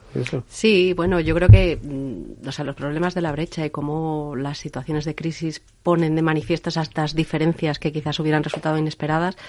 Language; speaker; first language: Spanish; native; Spanish